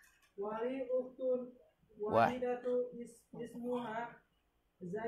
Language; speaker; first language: Arabic; non-native, learner; Indonesian